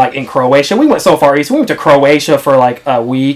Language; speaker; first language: English; native; English